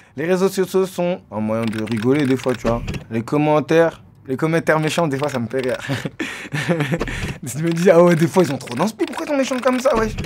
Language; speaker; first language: French; native; French